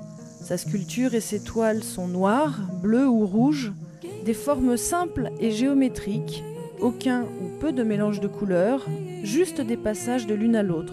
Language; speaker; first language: French; native; French